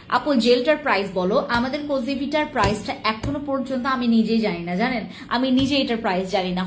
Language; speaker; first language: Bangla; non-native, local second language; Khasi